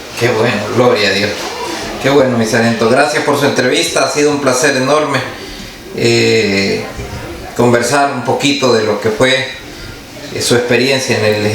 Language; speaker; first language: Spanish; native; Spanish